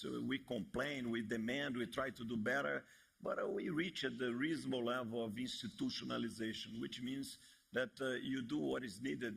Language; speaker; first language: English; non-native, fluent; Portuguese